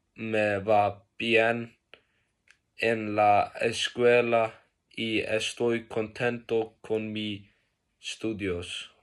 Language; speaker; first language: Spanish; non-native, learner; Icelandic